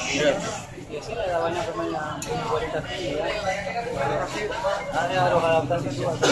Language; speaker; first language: Indonesian; non-native, learner; Spanish